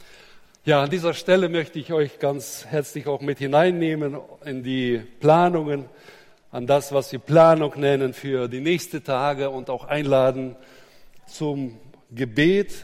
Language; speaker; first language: German; native; German